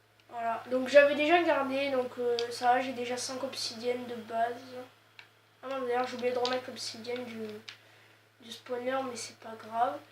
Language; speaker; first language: French; native; French